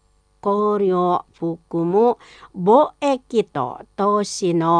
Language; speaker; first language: Japanese; non-native, fluent; Indonesian